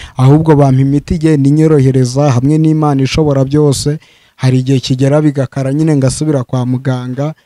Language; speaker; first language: Kinyarwanda; native; Kinyarwanda